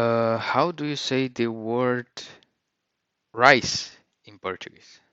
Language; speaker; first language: English; non-native, fluent; Portuguese